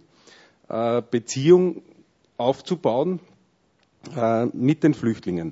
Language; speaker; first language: German; native; German